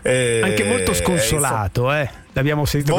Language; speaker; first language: Italian; native; Italian